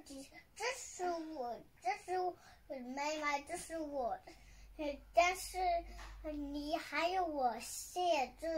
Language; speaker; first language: Chinese; early bilingual, heritage; Chinese